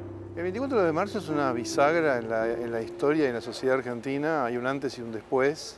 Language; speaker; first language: Spanish; native; Spanish